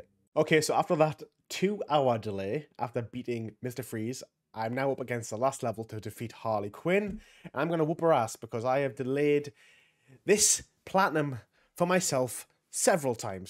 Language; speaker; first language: English; native; English